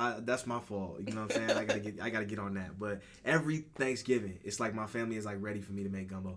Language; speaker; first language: English; native; English